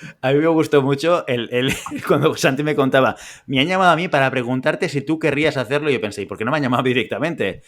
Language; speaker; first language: Spanish; native; Spanish